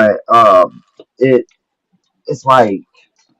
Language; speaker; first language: English; native; English